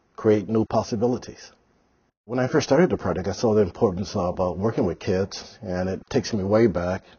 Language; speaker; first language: English; native; English